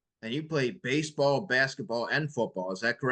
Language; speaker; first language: English; native; English